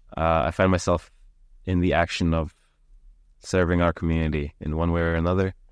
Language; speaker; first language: English; early bilingual, heritage; Lithuanian